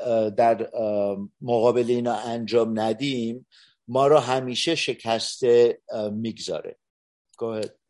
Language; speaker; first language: Persian; early bilingual, heritage; Persian